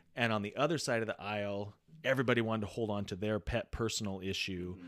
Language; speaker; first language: English; native; English